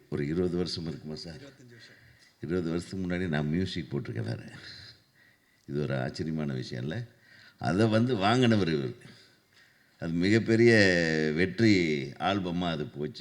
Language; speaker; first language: Tamil; native; Tamil